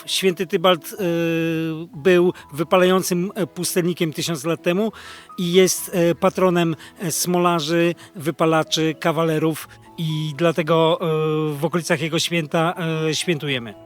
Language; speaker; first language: Polish; native; Polish